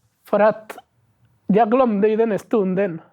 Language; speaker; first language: Swedish; non-native, learner; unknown